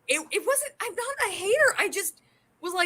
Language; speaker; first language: English; native; English